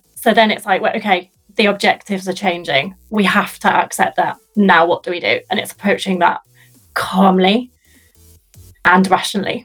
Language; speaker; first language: English; native; English